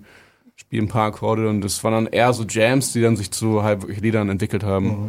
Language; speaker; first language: German; native; German